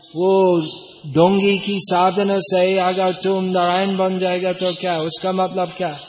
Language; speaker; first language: Hindi; non-native, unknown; English